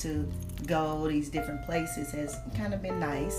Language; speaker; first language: English; native; English